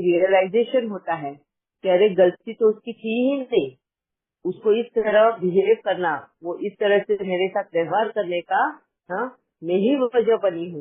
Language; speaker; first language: Hindi; native; Hindi